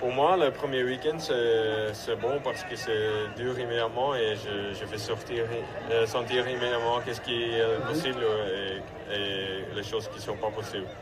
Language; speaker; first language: French; non-native, local second language; Dutch